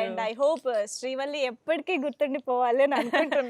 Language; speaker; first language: Telugu; native; Telugu